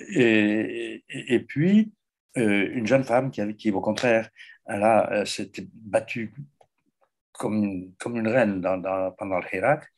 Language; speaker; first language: French; native; French